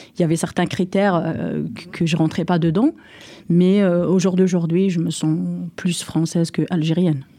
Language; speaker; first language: French; non-native, local second language; Arabic